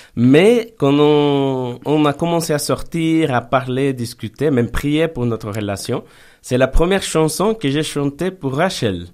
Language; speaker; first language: French; non-native, fluent; Spanish